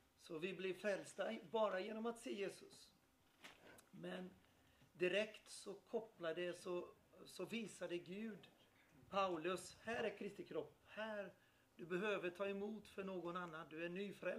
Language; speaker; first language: Swedish; non-native, fluent; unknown